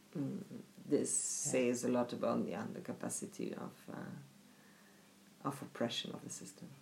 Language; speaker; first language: English; non-native, fluent; French